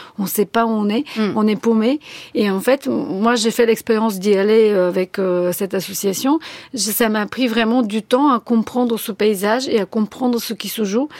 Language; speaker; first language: French; non-native, fluent; Bulgarian